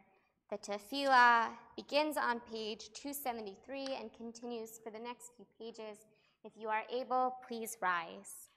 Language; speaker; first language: English; native; English